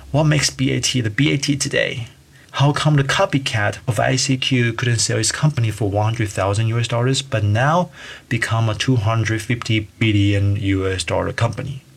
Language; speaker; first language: English; non-native, fluent; Chinese